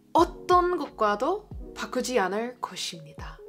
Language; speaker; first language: Korean; non-native, fluent; English